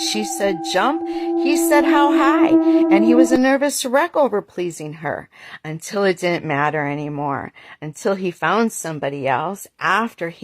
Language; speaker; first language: English; native; English